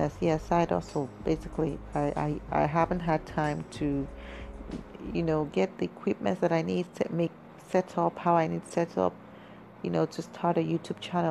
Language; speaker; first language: English; non-native, local second language; Yoruba